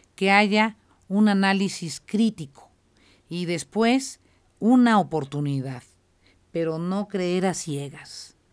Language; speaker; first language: Spanish; native; Spanish